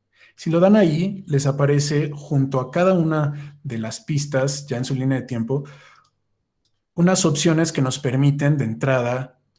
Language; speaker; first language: Spanish; native; Spanish